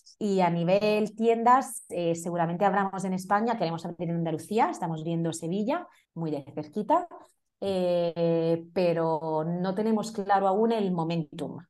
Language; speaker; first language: Spanish; non-native, fluent; Italian